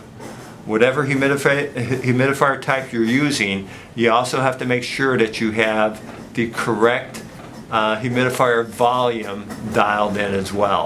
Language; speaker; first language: English; native; English